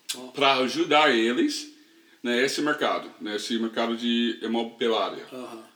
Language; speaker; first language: Portuguese; non-native, learner; English